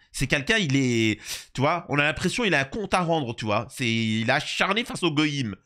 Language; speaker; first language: French; native; French